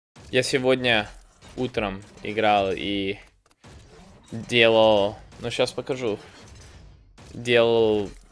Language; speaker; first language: Russian; early bilingual, heritage; Russian